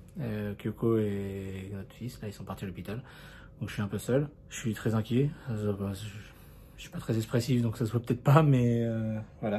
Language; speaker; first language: French; native; French